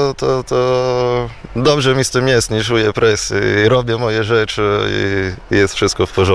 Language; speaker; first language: Polish; non-native, fluent; Italian